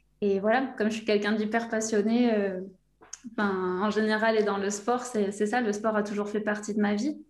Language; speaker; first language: French; native; French